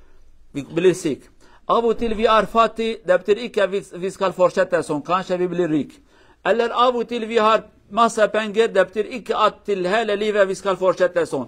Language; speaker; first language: Norwegian; non-native, learner; Kurdish